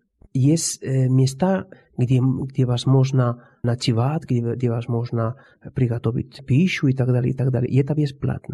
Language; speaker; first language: Russian; non-native, fluent; Spanish